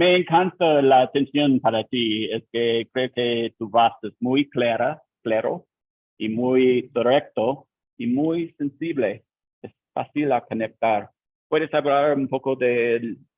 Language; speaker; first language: Spanish; non-native, learner; English